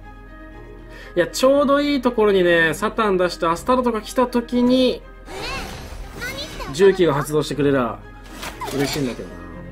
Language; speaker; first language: Japanese; native; Japanese